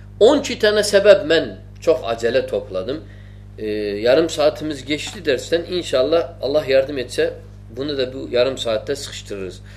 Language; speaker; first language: Turkish; non-native, fluent; Arabic